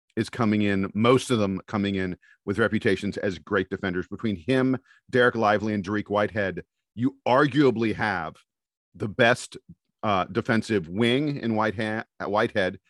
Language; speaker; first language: English; native; English